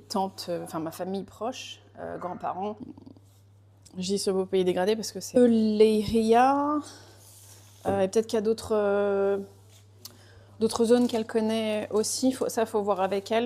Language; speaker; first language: French; early bilingual, other home language; Portuguese